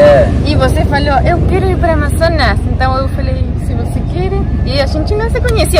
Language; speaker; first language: Portuguese; non-native, learner; Spanish